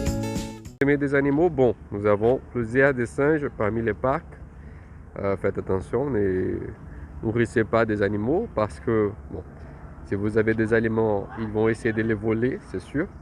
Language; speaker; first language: French; non-native, fluent; Portuguese